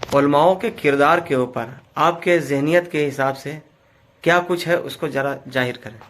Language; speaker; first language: Urdu; native; Urdu